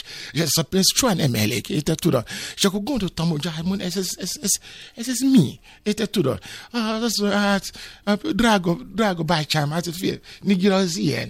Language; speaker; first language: Hungarian; non-native, fluent; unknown